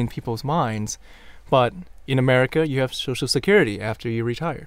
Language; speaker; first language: English; non-native, local second language; Cantonese